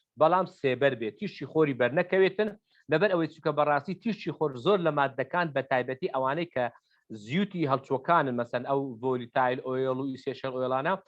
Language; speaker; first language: Central Kurdish; native; Central Kurdish